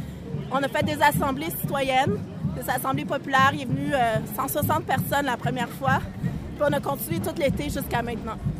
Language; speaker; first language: French; native; French